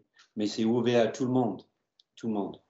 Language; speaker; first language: French; non-native, fluent; English